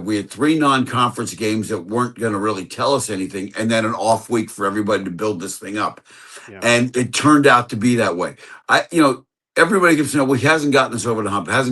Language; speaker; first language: English; native; English